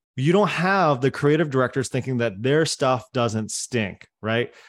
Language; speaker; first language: English; non-native, fluent; Cantonese